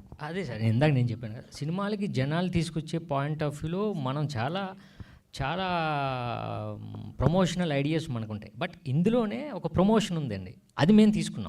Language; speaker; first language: Telugu; native; Telugu